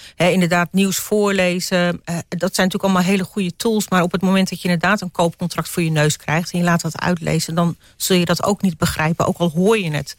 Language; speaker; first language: Dutch; native; Dutch